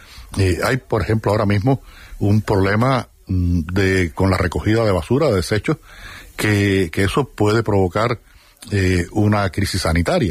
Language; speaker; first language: Spanish; native; Spanish